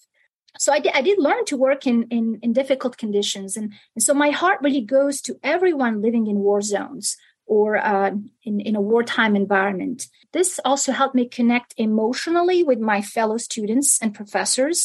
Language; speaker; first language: English; non-native, fluent; Arabic